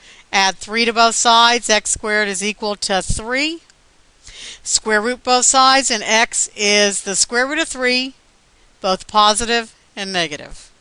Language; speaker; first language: English; native; English